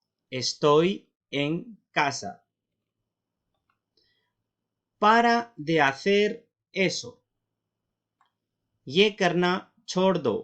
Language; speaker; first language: Spanish; non-native, fluent; Urdu